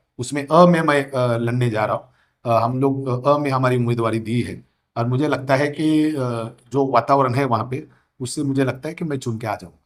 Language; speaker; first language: Hindi; non-native, local second language; Marathi